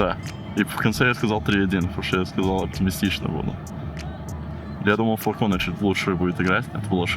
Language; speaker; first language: Russian; non-native, fluent; English